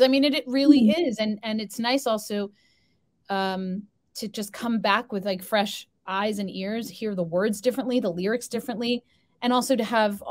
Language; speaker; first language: English; native; English